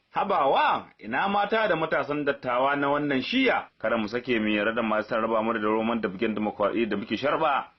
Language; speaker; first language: Hausa; native; Hausa